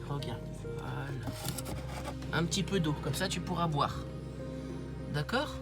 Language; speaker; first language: French; native; French